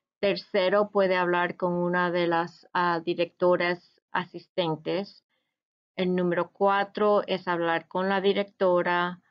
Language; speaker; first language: Spanish; non-native, fluent; English